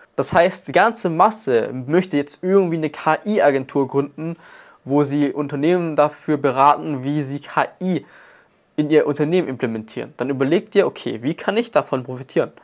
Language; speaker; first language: German; native; German